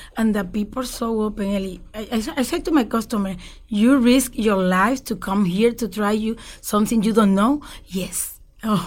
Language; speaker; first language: English; non-native, learner; Spanish